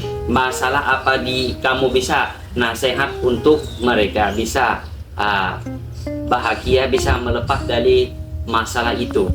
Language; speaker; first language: Indonesian; non-native, learner; Thai